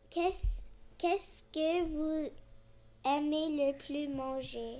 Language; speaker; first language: French; non-native, learner; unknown